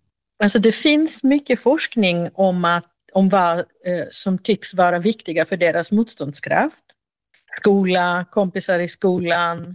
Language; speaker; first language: Swedish; non-native, fluent; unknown